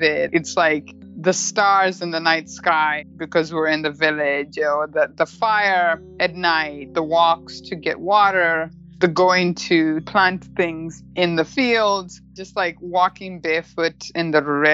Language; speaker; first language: English; non-native, local second language; Shona